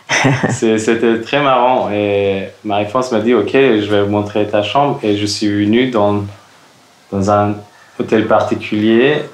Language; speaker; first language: French; non-native, fluent; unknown